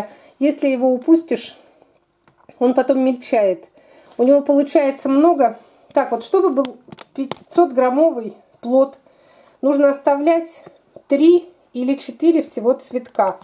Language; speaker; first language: Russian; native; Russian